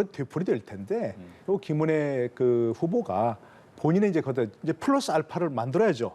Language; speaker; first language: Korean; native; Korean